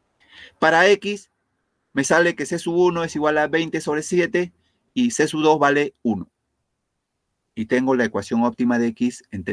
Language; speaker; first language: Spanish; native; Spanish